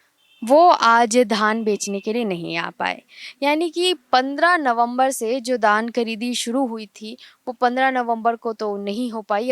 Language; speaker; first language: Hindi; native; Hindi